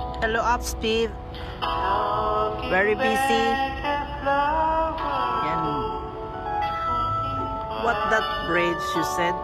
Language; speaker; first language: English; non-native, learner; Filipino